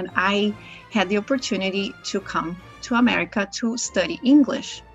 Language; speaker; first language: English; non-native, fluent; Portuguese